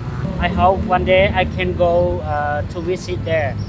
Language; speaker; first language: English; non-native, learner; Lao